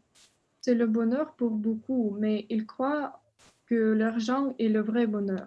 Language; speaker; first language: French; non-native, learner; Russian